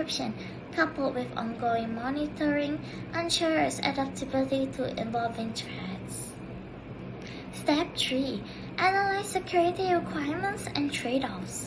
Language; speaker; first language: English; non-native, local second language; Malay